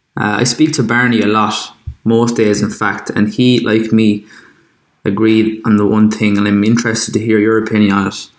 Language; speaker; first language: English; native; English